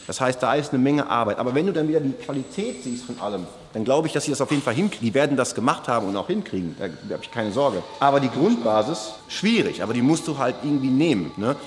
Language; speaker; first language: German; native; German